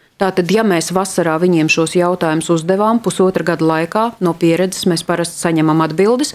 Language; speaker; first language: Latvian; native; Latvian